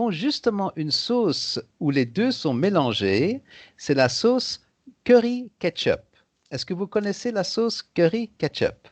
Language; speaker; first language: French; native; French